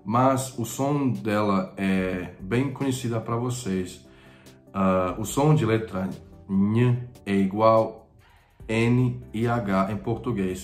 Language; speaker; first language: Portuguese; non-native, fluent; Croatian